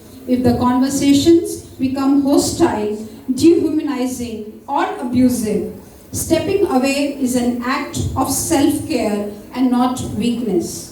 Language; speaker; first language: English; non-native, local second language; Marathi